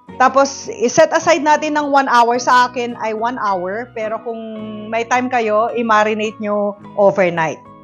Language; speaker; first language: Filipino; non-native, local second language; Iloko